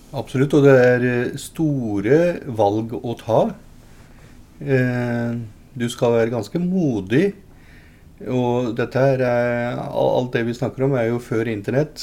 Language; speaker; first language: Norwegian; early bilingual, other home language; Punjabi